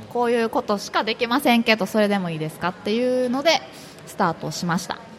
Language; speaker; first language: Japanese; native; Japanese